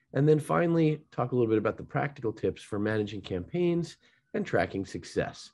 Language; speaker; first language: English; native; English